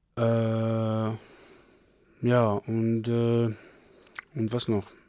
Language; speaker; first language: German; non-native, learner; Arabic